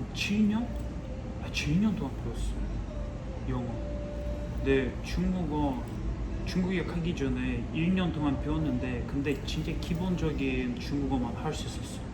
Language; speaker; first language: Korean; non-native, fluent; Russian